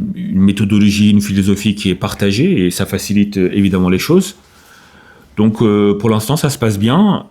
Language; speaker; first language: French; native; French